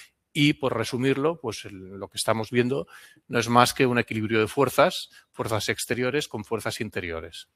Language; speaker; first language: Spanish; non-native, local second language; Catalan